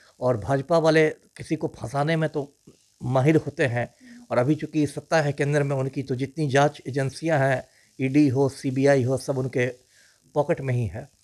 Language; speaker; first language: Hindi; native; Hindi